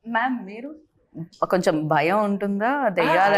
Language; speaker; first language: Telugu; native; Telugu